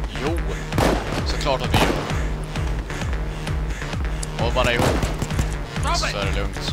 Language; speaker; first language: Swedish; native; Swedish